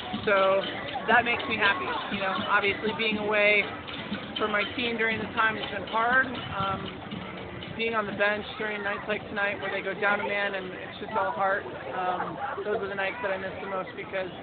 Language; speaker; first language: English; native; English